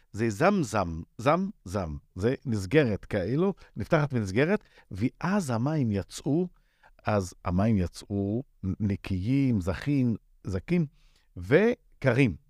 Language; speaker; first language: Hebrew; non-native, local second language; Arabic